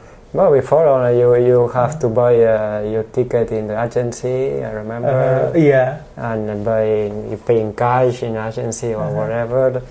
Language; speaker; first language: English; non-native, learner; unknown